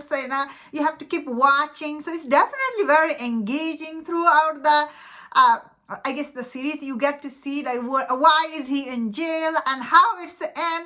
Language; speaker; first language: English; non-native, fluent; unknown